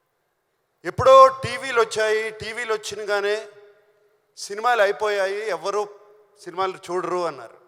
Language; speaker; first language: Telugu; native; Telugu